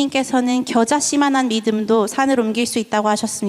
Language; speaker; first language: Korean; native; Korean